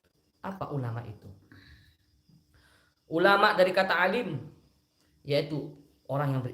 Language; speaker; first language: Indonesian; native; Indonesian